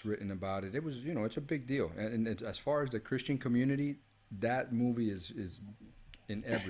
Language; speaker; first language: English; early bilingual, other home language; Spanish